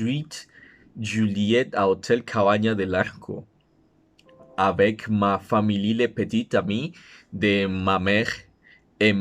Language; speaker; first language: French; non-native, learner; Spanish